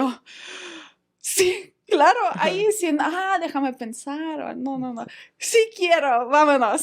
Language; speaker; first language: Spanish; non-native, fluent; Ukrainian